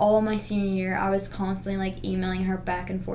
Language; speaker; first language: English; native; English